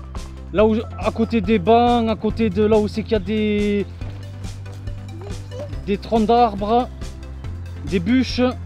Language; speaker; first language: French; native; French